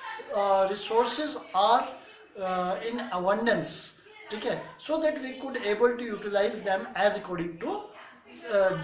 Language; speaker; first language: English; non-native, local second language; Hindi